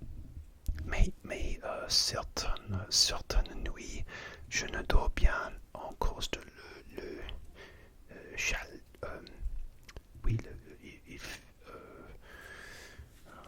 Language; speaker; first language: French; non-native, learner; English